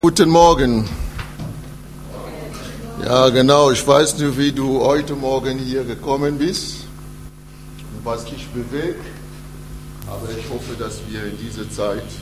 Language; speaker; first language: German; non-native, fluent; French